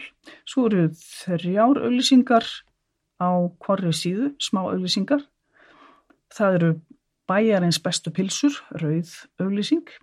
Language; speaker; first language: Icelandic; native; Icelandic